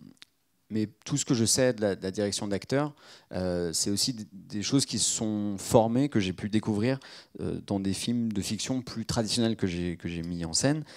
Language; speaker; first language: French; native; French